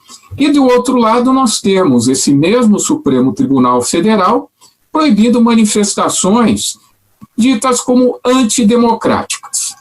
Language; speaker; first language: Portuguese; native; Portuguese